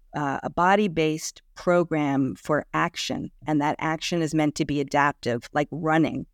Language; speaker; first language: English; native; English